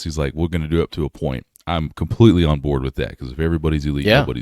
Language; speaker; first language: English; native; English